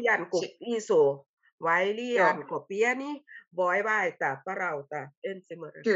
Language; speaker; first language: Finnish; non-native, learner; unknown